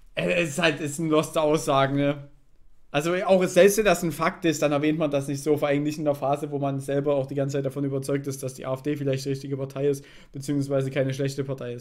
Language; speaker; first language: German; native; German